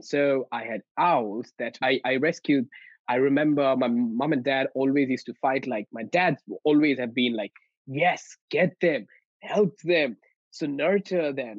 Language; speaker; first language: English; non-native, local second language; Bangla